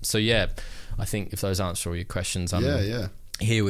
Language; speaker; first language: English; native; English